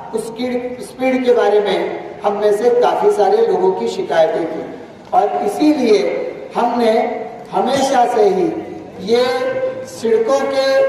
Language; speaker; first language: Hindi; non-native, local second language; Marathi